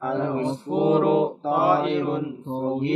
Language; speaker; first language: Arabic; non-native, learner; Indonesian